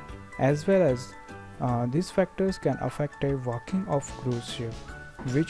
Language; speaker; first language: English; non-native, fluent; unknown